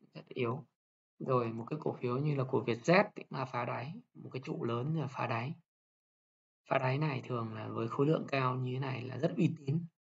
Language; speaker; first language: Vietnamese; native; Vietnamese